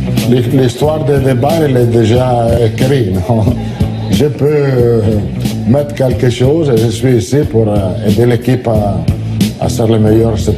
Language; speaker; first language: French; non-native, learner; Italian